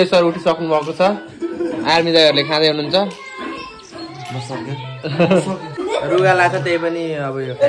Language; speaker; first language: Nepali; native; Nepali